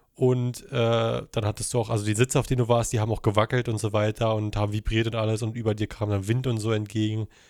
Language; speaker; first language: German; native; German